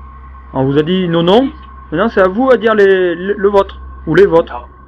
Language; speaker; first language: French; native; French